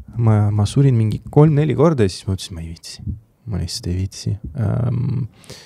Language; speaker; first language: Estonian; non-native, local second language; Russian